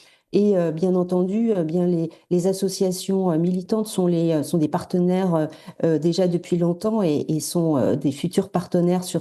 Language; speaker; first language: French; native; French